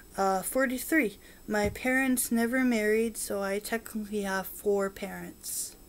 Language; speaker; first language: English; native; English